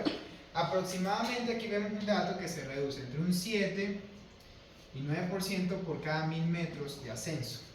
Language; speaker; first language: Spanish; native; Spanish